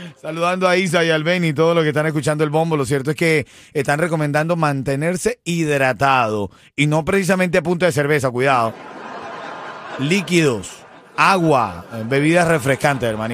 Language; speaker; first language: Spanish; native; Spanish